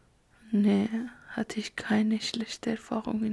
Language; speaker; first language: German; non-native, learner; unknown